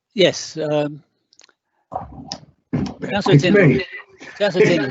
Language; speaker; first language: English; native; English